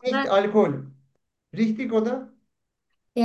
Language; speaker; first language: German; non-native, learner; Turkish